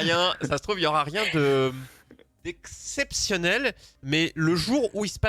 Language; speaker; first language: French; native; French